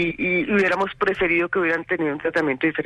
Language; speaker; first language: Spanish; native; Spanish